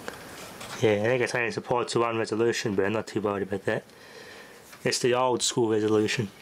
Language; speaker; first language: English; native; English